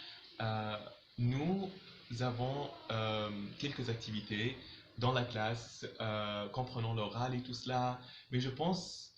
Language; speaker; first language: French; non-native, local second language; Arabic